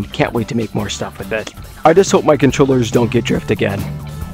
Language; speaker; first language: English; native; English